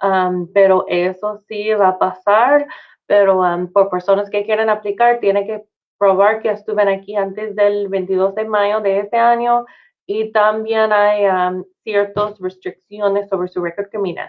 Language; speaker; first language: Spanish; non-native, fluent; English